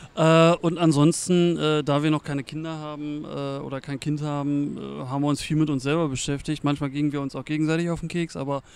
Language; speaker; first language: German; native; German